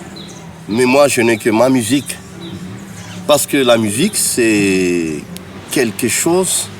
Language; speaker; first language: French; non-native, local second language; Malagasy